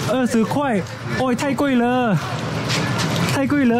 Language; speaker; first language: Chinese; non-native, learner; Thai